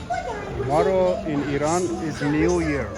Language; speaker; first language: English; non-native, learner; Persian